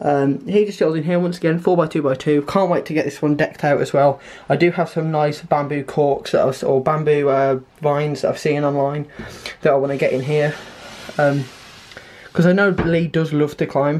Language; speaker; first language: English; native; English